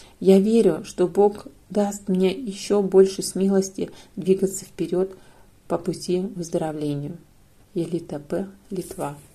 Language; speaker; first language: Russian; non-native, fluent; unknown